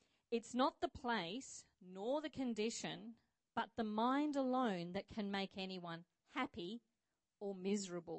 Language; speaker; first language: English; native; English